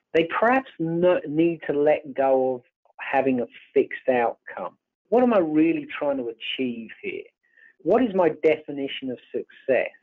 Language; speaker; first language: English; native; English